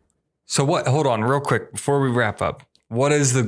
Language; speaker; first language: English; native; English